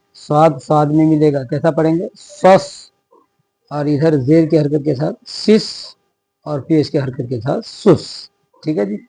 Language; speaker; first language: Urdu; native; Urdu